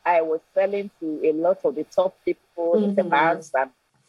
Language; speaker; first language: English; non-native, local second language; Yoruba